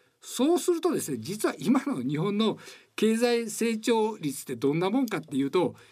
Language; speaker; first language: Japanese; native; Japanese